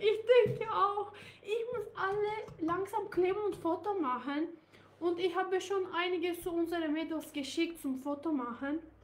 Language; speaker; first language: German; non-native, learner; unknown